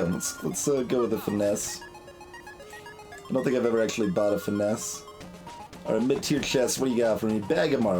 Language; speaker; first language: English; native; English